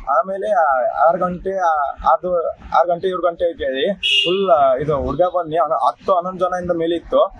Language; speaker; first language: Kannada; non-native, learner; Nepali